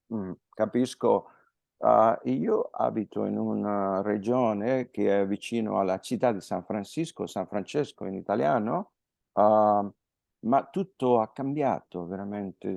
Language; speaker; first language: Italian; non-native, fluent; Spanish